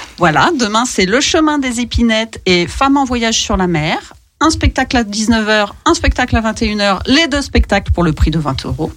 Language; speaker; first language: French; native; French